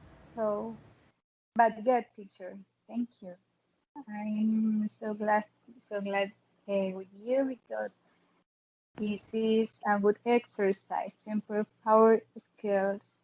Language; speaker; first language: English; non-native, learner; Spanish